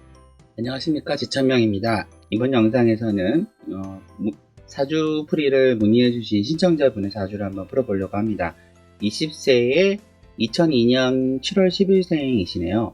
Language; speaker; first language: Korean; native; Korean